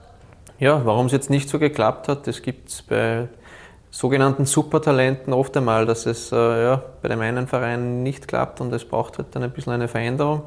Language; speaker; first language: German; native; German